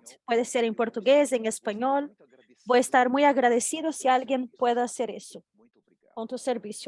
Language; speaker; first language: Spanish; non-native, fluent; Portuguese